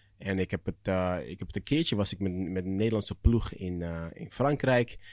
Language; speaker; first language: Dutch; early bilingual, other home language; Akan